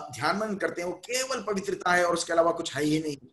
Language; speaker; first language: Hindi; non-native, local second language; Telugu